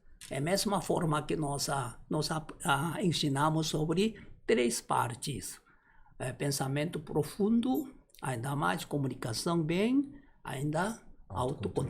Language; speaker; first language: Portuguese; non-native, learner; Korean